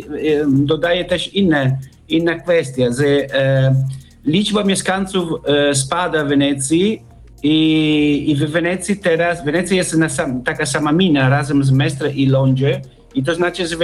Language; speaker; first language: Polish; non-native, learner; Italian